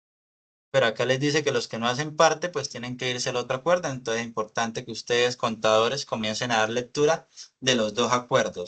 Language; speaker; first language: Spanish; native; Spanish